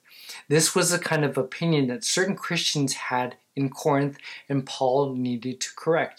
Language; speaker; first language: English; native; English